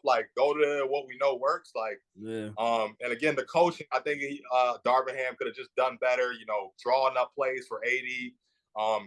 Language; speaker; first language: English; native; English